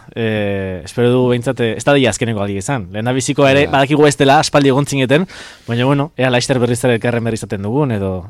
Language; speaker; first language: Basque; native; Basque